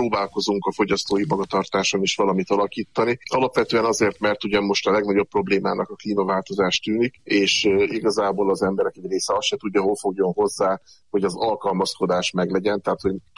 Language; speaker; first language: Hungarian; native; Hungarian